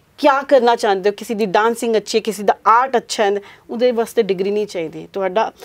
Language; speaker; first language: Hindi; non-native, local second language; Punjabi